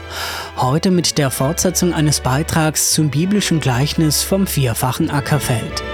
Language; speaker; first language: German; native; German